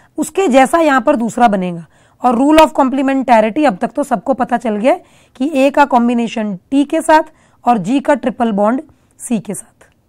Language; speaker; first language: Hindi; non-native, local second language; Punjabi